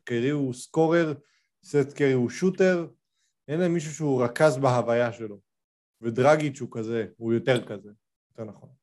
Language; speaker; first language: Hebrew; native; Hebrew